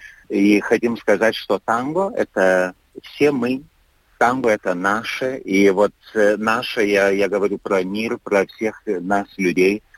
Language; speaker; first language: Russian; non-native, fluent; Lithuanian